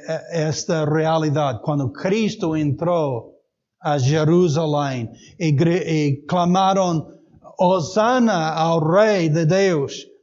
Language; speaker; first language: Portuguese; native; Portuguese